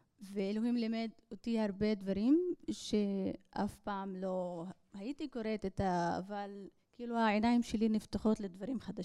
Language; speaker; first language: Hebrew; non-native, local second language; Arabic